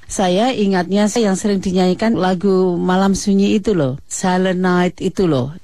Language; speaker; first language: Indonesian; native; Indonesian